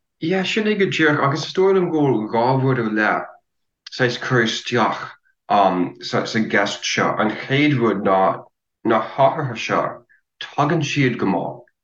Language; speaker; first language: Irish; non-native, fluent; English